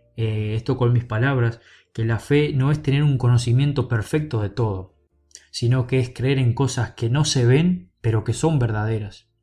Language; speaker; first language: Spanish; native; Spanish